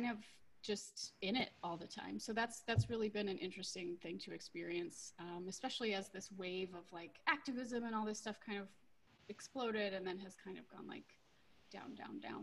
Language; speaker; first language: English; native; English